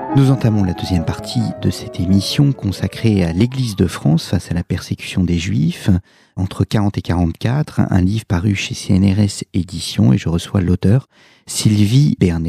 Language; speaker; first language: French; native; French